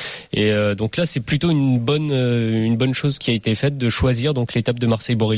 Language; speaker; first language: French; native; French